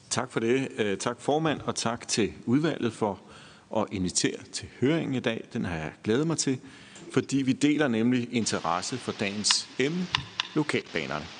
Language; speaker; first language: Danish; native; Danish